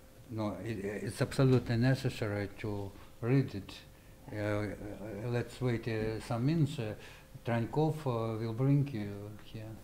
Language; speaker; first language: English; non-native, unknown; Russian